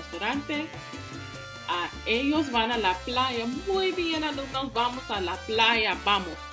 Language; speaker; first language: Spanish; non-native, fluent; English